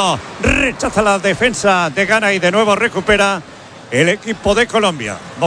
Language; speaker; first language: Spanish; native; Spanish